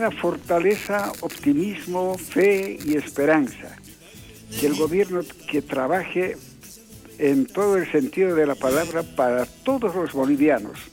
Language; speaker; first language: Spanish; native; Spanish